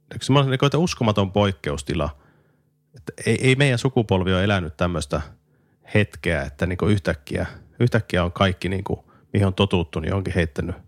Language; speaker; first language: Finnish; native; Finnish